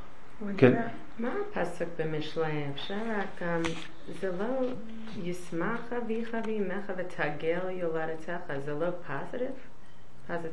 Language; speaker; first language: Hebrew; non-native, fluent; English